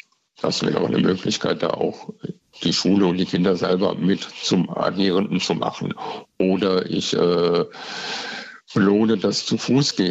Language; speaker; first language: German; native; German